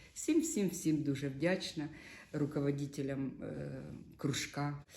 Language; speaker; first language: Ukrainian; non-native, local second language; Russian